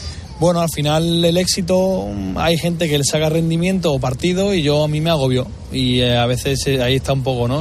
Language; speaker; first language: Spanish; native; Spanish